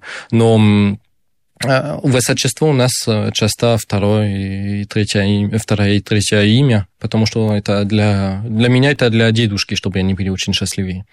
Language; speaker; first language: Russian; non-native, fluent; French